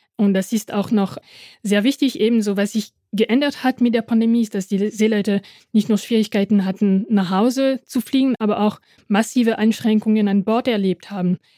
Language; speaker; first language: German; non-native, fluent; French